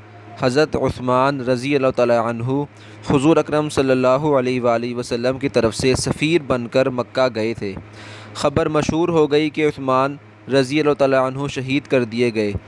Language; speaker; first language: Urdu; native; Urdu